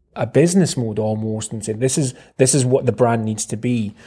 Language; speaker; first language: English; native; English